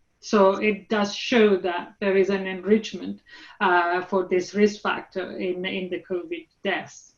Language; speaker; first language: English; non-native, fluent; Italian